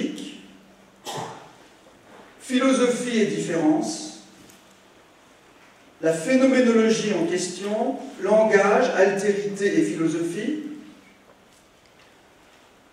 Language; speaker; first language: French; native; French